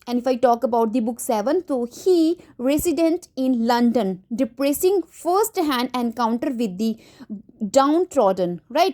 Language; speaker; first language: English; non-native, local second language; Hindi